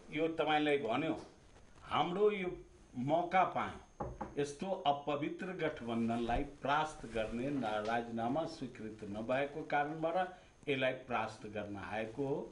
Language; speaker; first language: Nepali; non-native, local second language; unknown